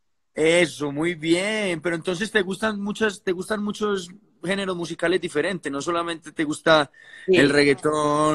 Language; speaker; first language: Spanish; native; Spanish